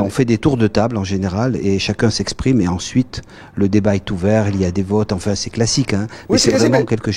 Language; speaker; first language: French; native; French